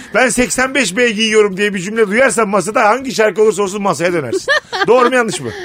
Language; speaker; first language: Turkish; native; Turkish